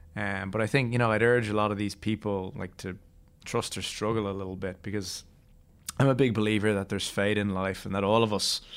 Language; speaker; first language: English; native; English